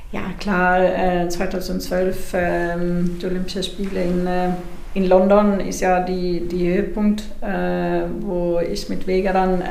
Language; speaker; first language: German; non-native, fluent; Swedish